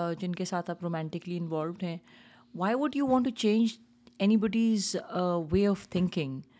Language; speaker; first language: Urdu; native; Urdu